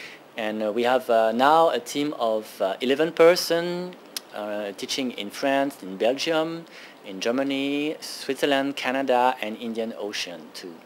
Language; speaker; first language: English; non-native, fluent; French